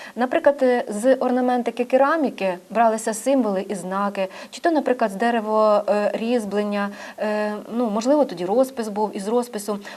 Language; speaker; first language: Ukrainian; native; Ukrainian